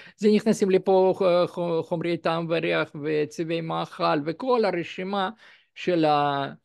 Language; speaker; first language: Hebrew; non-native, fluent; Russian